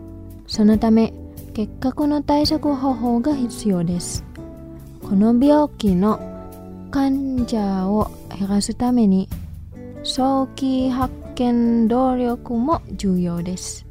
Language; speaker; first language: Japanese; non-native, fluent; Indonesian